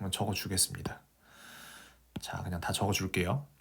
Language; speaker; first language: Korean; native; Korean